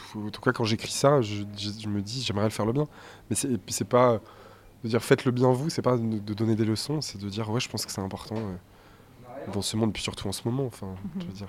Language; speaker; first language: French; native; French